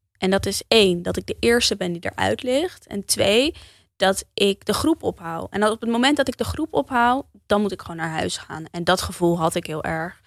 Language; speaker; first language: Dutch; early bilingual, heritage; Dutch